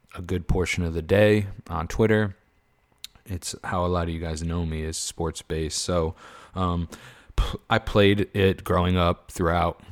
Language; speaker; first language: English; native; English